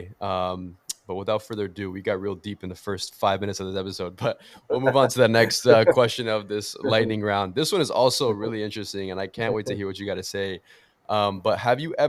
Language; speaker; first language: English; early bilingual, other home language; Portuguese